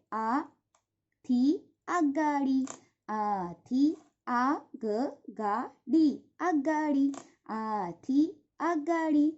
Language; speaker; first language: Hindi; non-native, local second language; Gujarati